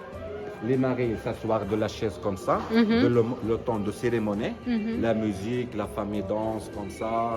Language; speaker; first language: French; non-native, local second language; Arabic